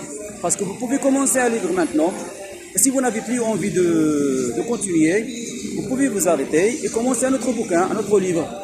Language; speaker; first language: French; non-native, local second language; Arabic